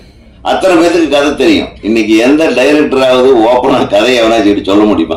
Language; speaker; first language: Tamil; native; Tamil